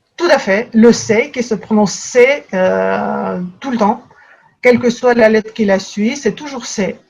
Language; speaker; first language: French; non-native, fluent; Russian